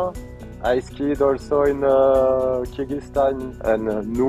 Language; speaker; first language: English; non-native, learner; French